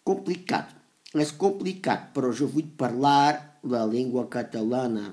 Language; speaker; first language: Catalan; non-native, learner; Spanish